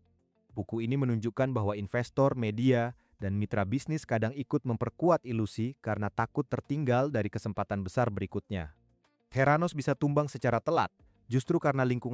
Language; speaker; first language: Indonesian; native; Indonesian